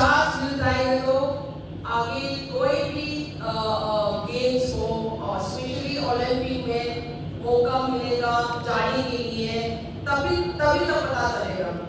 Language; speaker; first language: Hindi; non-native, local second language; Manipuri